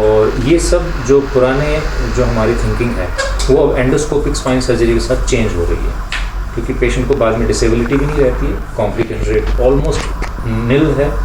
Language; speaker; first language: Hindi; native; Hindi